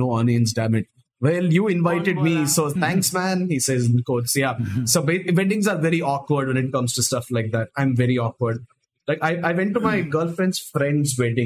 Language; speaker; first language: English; non-native, local second language; Tamil